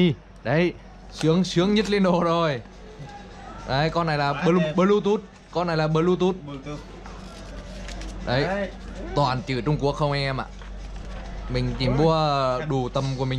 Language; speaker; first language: Vietnamese; native; Vietnamese